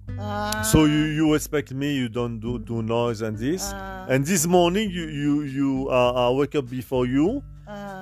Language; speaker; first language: English; non-native, learner; French